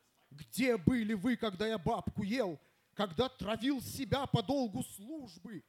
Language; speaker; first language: Russian; native; Russian